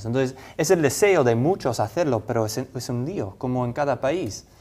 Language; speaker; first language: Spanish; non-native, fluent; English